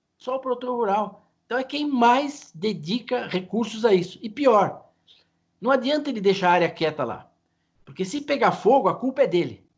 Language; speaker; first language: Portuguese; native; Portuguese